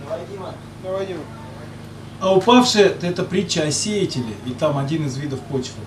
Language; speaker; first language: Russian; native; Russian